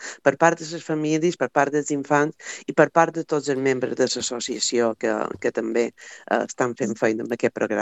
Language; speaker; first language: Catalan; native; Catalan